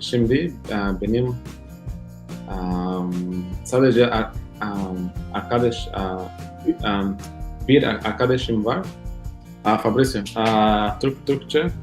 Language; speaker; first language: Turkish; non-native, learner; Portuguese